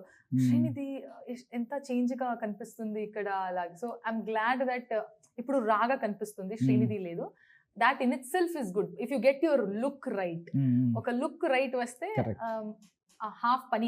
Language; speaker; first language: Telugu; non-native, learner; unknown